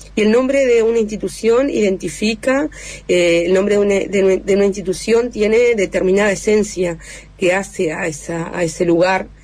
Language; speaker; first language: Spanish; native; Spanish